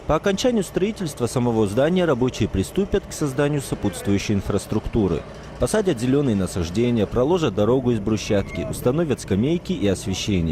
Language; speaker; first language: Russian; native; Russian